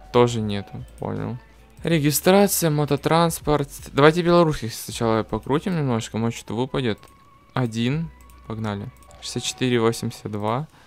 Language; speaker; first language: Russian; native; Russian